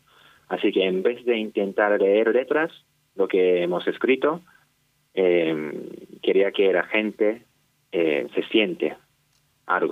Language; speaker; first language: Spanish; non-native, fluent; Japanese